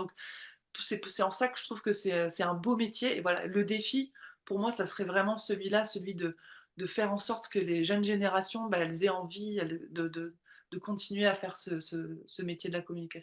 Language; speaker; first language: French; native; French